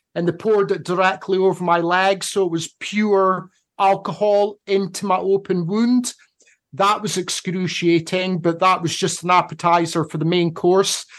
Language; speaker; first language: English; native; English